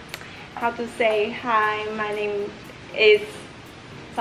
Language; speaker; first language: English; non-native, fluent; Vietnamese